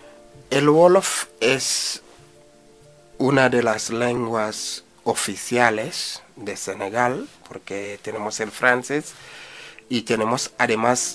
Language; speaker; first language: Spanish; non-native, fluent; Wolof